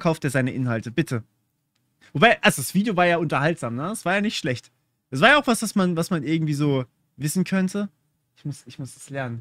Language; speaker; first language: German; native; German